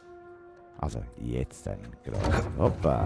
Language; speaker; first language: German; native; German